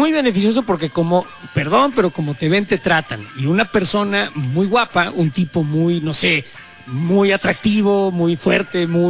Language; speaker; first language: Spanish; native; Spanish